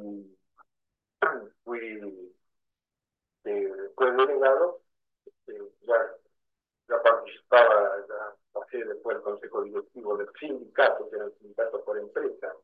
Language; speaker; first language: Spanish; native; Spanish